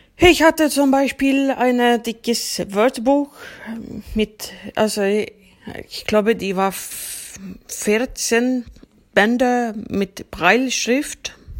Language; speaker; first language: German; non-native, fluent; Swedish